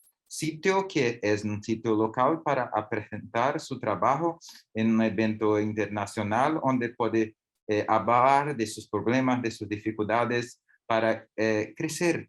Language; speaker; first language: Spanish; non-native, learner; Portuguese